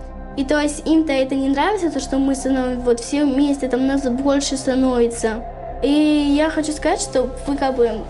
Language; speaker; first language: Russian; native; Russian